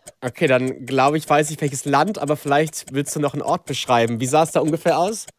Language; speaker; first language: German; native; German